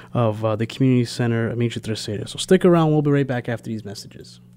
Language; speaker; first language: English; early bilingual, other home language; Portuguese